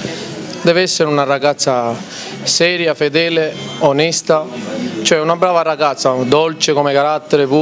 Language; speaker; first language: Italian; native; Italian